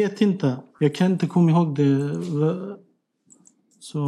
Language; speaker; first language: Swedish; non-native, learner; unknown